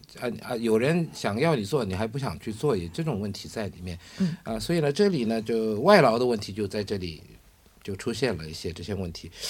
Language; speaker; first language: Chinese; non-native, fluent; Korean